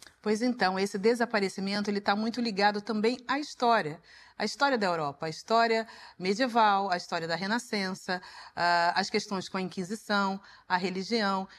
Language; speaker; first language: Portuguese; native; Portuguese